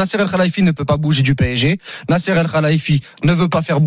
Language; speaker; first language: French; native; French